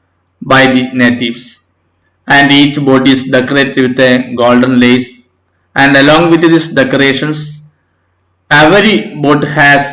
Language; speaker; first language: English; non-native, local second language; Malayalam